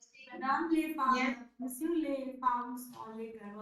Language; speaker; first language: French; non-native, learner; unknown